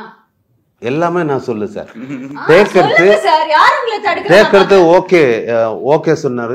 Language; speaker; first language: Tamil; non-native, learner; Malayalam